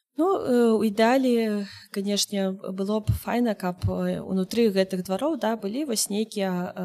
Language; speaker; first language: Belarusian; non-native, local second language; Russian